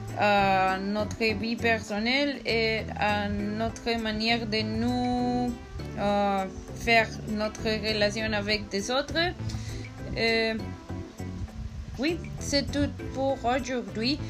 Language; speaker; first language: French; non-native, learner; Spanish